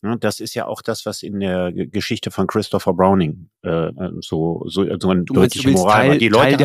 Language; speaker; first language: German; native; German